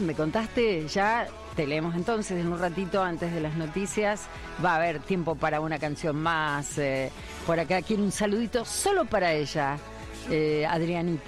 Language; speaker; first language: Spanish; native; Spanish